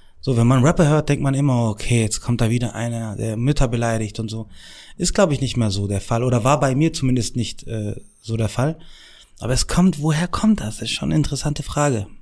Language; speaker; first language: German; early bilingual, other home language; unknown